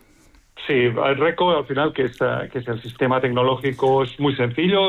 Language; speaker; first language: Spanish; native; Spanish